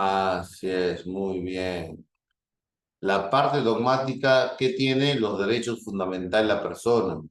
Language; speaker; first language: Spanish; native; Spanish